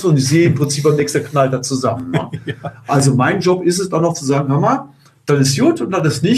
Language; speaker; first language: German; native; German